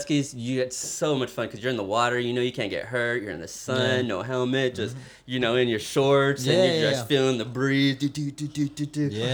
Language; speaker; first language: English; native; English